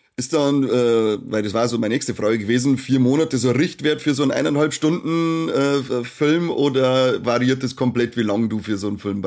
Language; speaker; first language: German; native; German